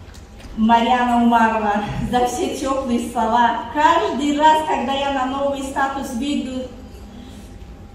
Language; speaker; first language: Russian; non-native, fluent; Tajik